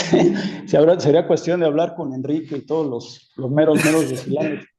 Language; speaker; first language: Spanish; native; Spanish